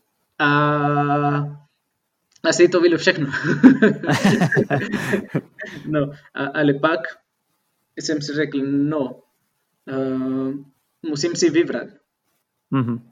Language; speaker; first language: Czech; non-native, fluent; Spanish